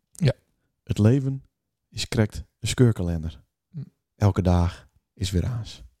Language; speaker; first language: Dutch; native; Dutch